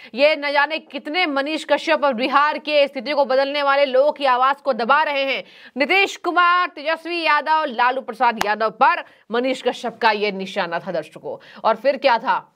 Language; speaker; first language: Hindi; native; Hindi